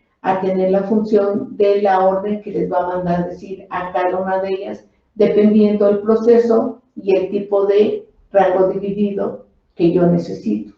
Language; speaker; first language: Spanish; native; Spanish